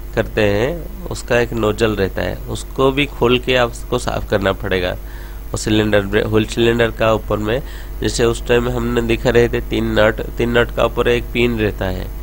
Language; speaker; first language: Hindi; non-native, local second language; Odia